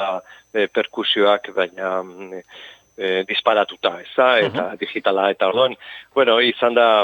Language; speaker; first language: Basque; non-native, local second language; Spanish